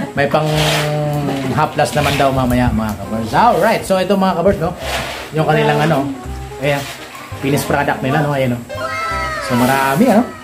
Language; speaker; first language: Filipino; non-native, local second language; Cebuano